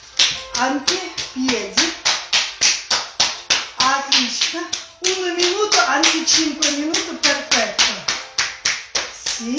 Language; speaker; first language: Italian; non-native, learner; Russian